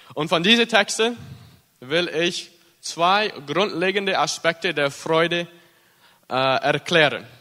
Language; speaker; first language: German; early bilingual, heritage; English